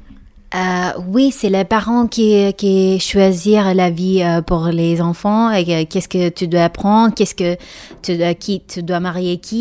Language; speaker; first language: French; non-native, learner; Malayalam